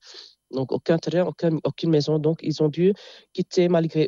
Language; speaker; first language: French; non-native, local second language; Arabic